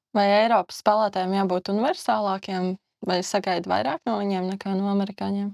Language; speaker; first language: Latvian; native; Latvian